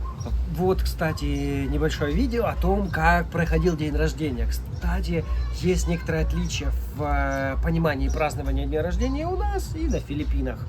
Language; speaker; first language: Russian; native; Russian